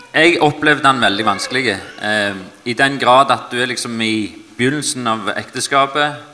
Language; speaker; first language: Norwegian; native; Norwegian